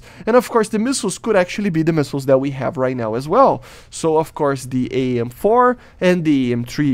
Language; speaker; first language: English; non-native, fluent; Portuguese